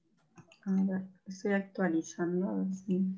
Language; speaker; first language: Spanish; native; Spanish